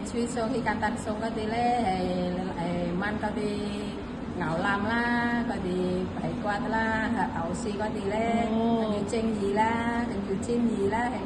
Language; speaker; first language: Cantonese; non-native, learner; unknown